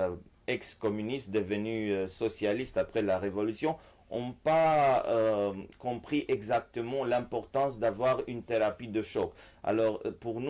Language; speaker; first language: French; non-native, fluent; Romanian